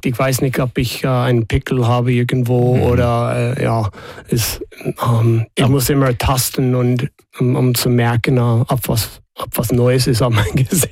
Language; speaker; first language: German; non-native, fluent; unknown